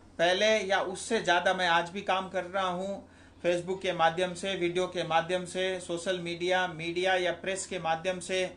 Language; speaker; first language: Hindi; non-native, local second language; Nepali